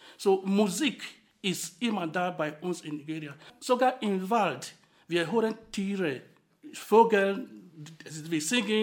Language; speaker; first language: German; non-native, fluent; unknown